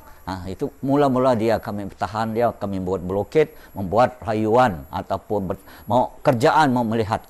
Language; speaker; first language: Indonesian; non-native, local second language; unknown